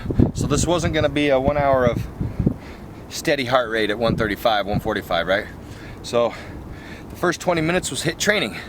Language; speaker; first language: English; native; English